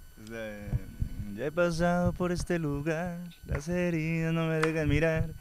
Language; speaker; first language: Spanish; native; Spanish